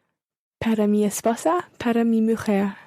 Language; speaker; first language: Spanish; non-native, learner; English